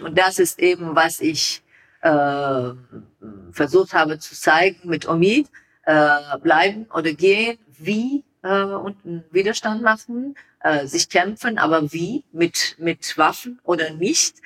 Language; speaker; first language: German; non-native, learner; Persian